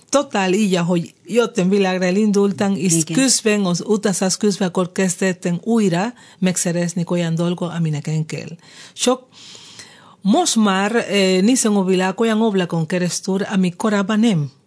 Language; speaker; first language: Hungarian; non-native, fluent; Spanish